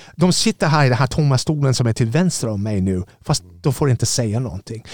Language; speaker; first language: Swedish; non-native, fluent; English